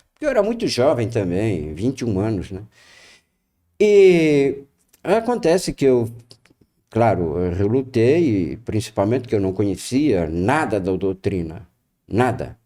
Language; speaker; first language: Portuguese; native; Portuguese